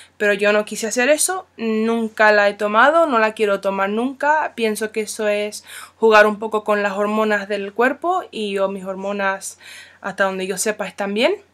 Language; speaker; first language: Spanish; non-native, fluent; English